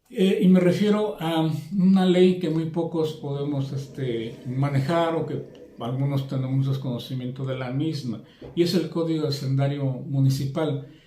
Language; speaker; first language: Spanish; native; Spanish